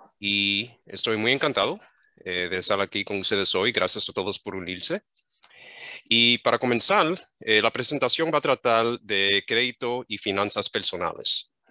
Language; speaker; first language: Spanish; early bilingual, heritage; English